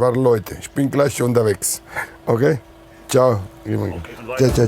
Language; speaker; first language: German; non-native, learner; Italian